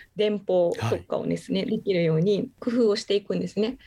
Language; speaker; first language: Japanese; native; Japanese